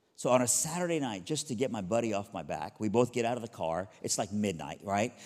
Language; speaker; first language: English; early bilingual, other home language; Persian